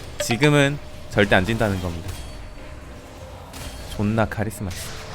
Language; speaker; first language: Korean; native; Korean